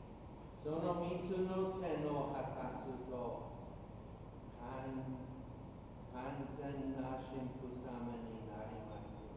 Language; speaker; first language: Japanese; non-native, fluent; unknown